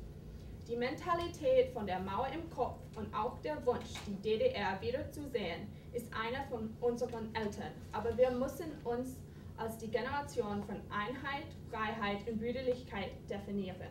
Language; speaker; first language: German; non-native, fluent; English